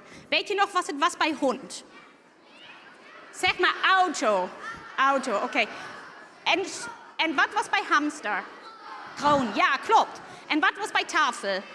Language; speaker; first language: Dutch; non-native, fluent; German